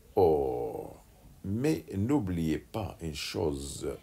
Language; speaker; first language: French; non-native, local second language; Arabic